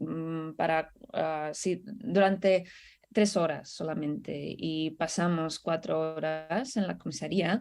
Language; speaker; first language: Spanish; non-native, fluent; Russian